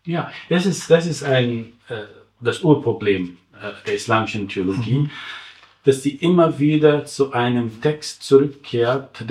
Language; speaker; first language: German; non-native, fluent; Arabic